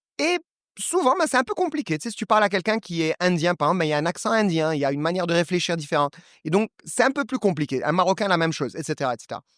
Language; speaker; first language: French; non-native, local second language; Arabic